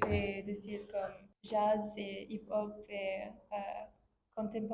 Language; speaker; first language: French; non-native, fluent; English